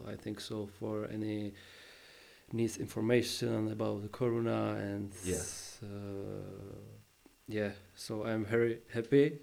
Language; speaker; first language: English; non-native, learner; Czech